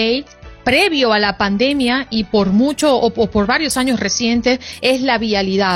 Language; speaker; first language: Spanish; native; Spanish